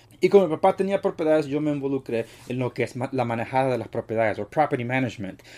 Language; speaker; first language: Spanish; early bilingual, heritage; Spanish